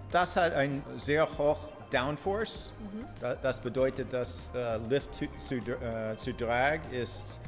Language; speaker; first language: German; non-native, fluent; English